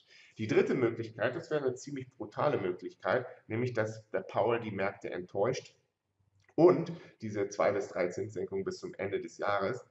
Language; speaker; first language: German; native; German